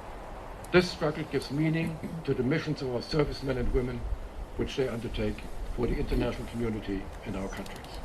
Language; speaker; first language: English; non-native, fluent; German